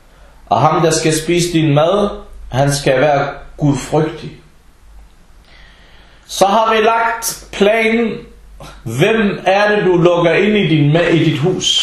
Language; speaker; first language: Danish; early bilingual, other home language; Arabic